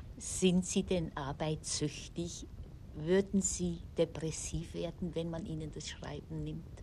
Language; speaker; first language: German; native; German